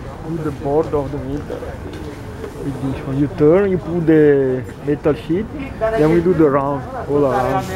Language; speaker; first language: English; non-native, learner; Italian